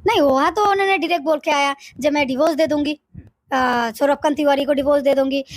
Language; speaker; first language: Hindi; non-native, fluent; Bangla